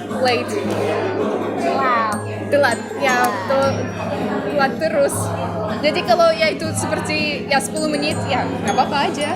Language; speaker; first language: Indonesian; non-native, fluent; Russian